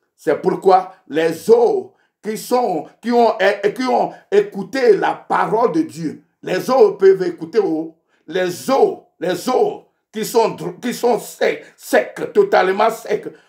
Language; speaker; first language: French; non-native, local second language; Ewe